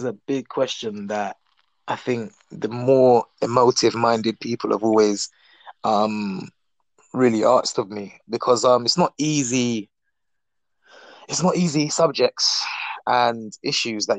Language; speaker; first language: English; native; English